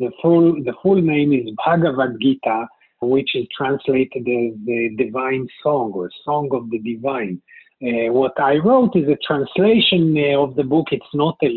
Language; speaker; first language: English; non-native, fluent; Hebrew